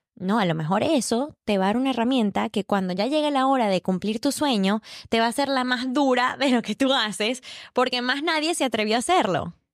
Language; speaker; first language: Spanish; native; Spanish